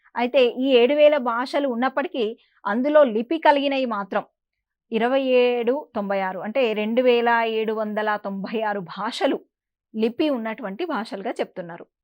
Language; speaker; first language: Telugu; native; Telugu